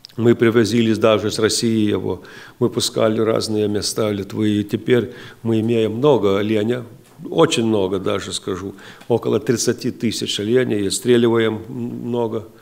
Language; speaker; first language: Russian; non-native, local second language; Lithuanian